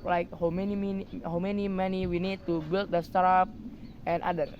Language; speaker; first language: English; non-native, learner; Indonesian